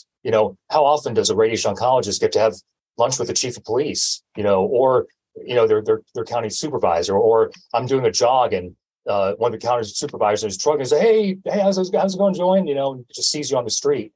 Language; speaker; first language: English; native; English